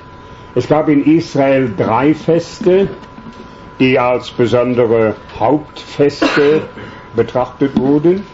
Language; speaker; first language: German; native; German